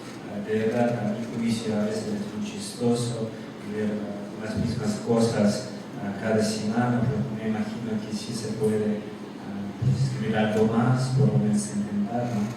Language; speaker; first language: Spanish; non-native, fluent; Russian